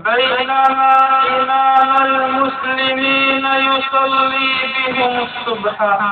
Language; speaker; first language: Arabic; native; Arabic